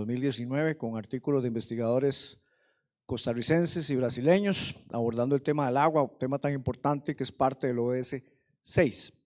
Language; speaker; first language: Spanish; native; Spanish